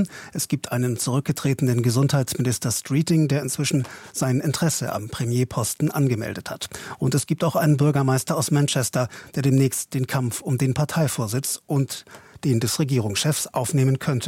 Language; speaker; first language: German; native; German